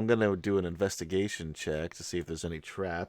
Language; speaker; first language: English; native; English